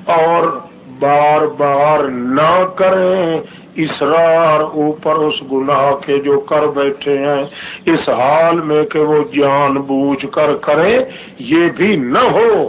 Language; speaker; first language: Urdu; non-native, local second language; Saraiki